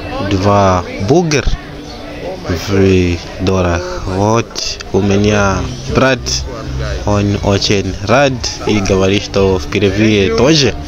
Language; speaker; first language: Russian; non-native, learner; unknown